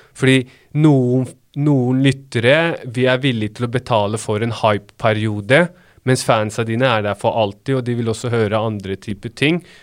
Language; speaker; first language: Norwegian; early bilingual, other home language; Baluchi